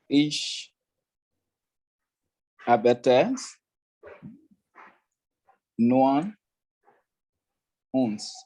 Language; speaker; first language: German; non-native, learner; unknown